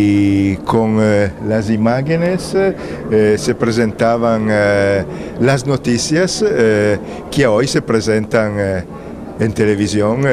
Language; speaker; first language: Spanish; non-native, fluent; Italian